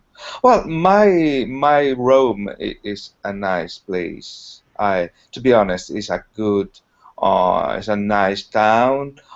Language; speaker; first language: English; non-native, learner; Italian